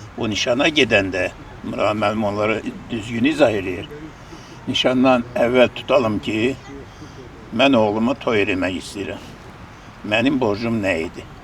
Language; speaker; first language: Azerbaijani; non-native, local second language; Lezghian